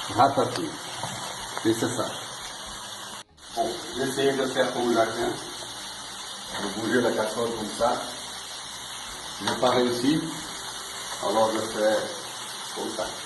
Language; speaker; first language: French; non-native, learner; Portuguese